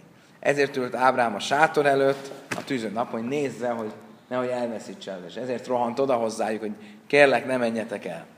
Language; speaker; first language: Hungarian; native; Hungarian